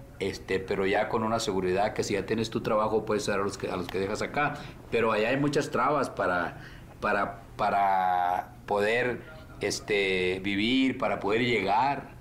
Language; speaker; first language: Spanish; native; Spanish